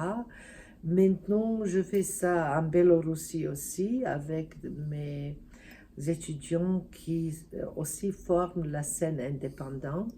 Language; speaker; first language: French; non-native, fluent; Serbian